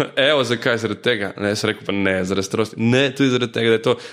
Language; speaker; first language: Slovenian; early bilingual, other home language; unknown